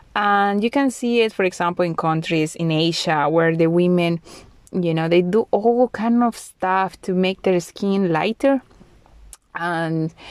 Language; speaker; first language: English; non-native, fluent; Spanish